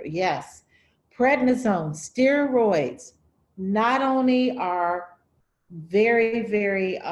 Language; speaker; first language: English; native; English